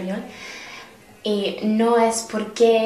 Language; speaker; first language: Spanish; non-native, learner; English